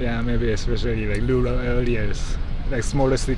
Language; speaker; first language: English; non-native, fluent; Japanese